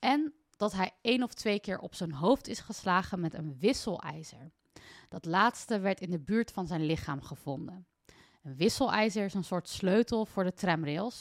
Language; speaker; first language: Dutch; native; Dutch